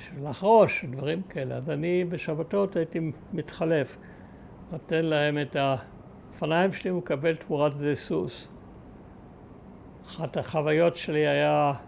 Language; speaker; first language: Hebrew; early bilingual, other home language; German